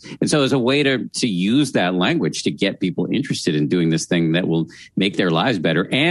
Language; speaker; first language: English; native; English